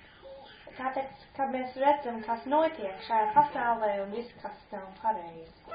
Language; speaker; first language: Latvian; non-native, fluent; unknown